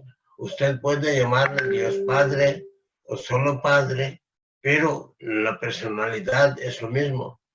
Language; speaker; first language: Spanish; non-native, fluent; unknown